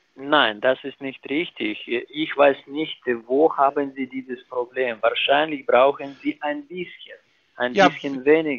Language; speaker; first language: German; non-native, learner; Ukrainian